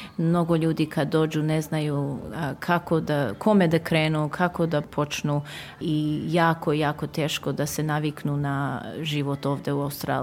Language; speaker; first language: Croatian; early bilingual, heritage; Serbian